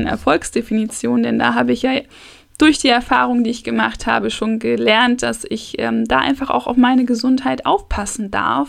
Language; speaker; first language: German; native; German